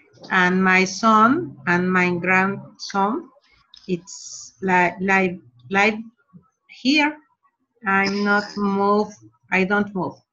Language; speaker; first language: English; non-native, learner; Spanish